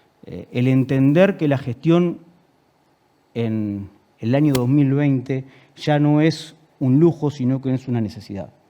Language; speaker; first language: Spanish; native; Spanish